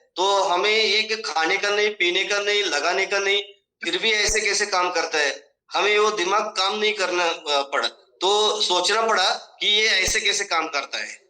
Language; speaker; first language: Hindi; non-native, local second language; Marathi